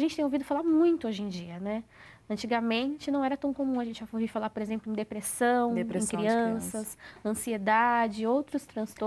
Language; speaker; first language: Portuguese; native; Portuguese